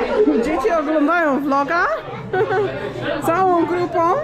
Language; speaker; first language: Polish; native; Polish